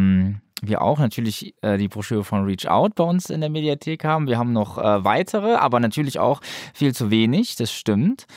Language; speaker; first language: German; native; German